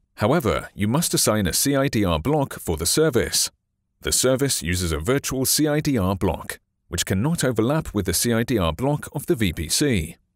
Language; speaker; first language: English; non-native, fluent; Chinese